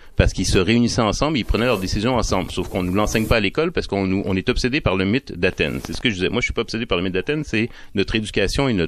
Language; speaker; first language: French; native; French